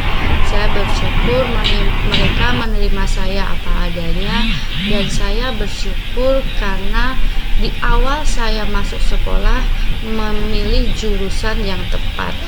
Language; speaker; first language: Indonesian; non-native, local second language; Javanese